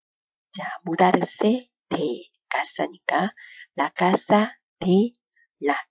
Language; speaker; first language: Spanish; non-native, fluent; Korean